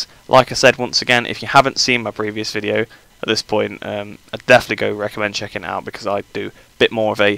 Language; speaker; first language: English; native; English